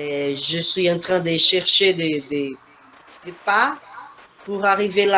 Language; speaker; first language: French; non-native, fluent; Portuguese